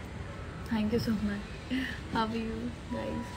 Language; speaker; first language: English; non-native, local second language; Hindi